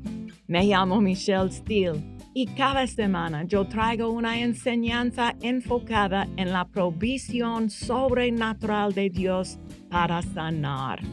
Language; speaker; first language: Spanish; non-native, fluent; English